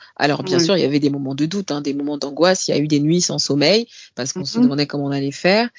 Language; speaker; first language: French; native; French